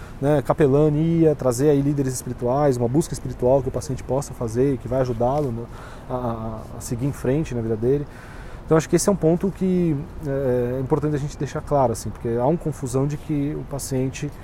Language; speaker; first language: Portuguese; native; Portuguese